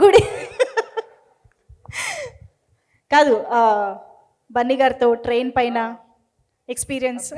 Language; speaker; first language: Telugu; native; Telugu